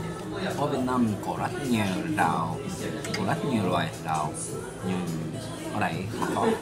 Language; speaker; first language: Vietnamese; non-native, learner; Japanese